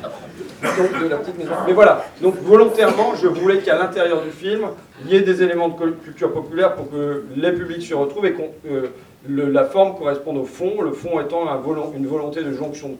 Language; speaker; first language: French; native; French